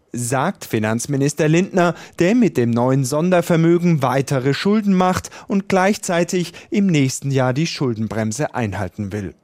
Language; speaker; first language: German; native; German